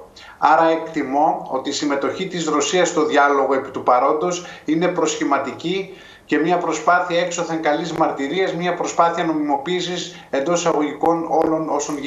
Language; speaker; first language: Greek; native; Greek